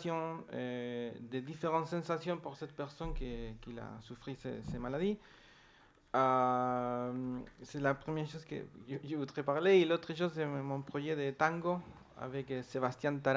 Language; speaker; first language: French; non-native, learner; Spanish